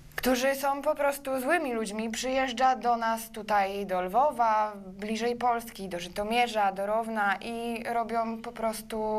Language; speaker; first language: Polish; early bilingual, other home language; Ukrainian